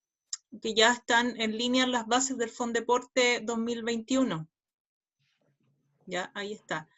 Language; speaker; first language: Spanish; native; Spanish